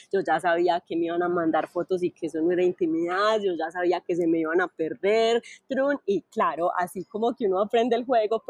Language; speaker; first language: Spanish; native; Spanish